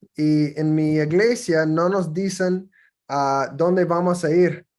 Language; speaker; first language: Spanish; non-native, fluent; English